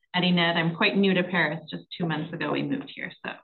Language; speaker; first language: English; native; English